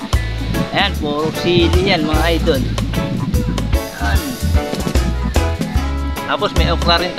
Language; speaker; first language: Filipino; native; Filipino